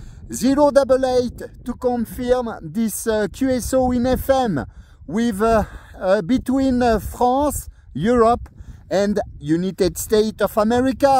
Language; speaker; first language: English; non-native, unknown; French